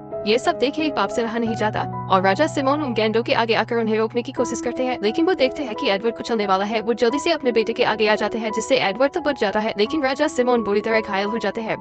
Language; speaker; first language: Hindi; native; Hindi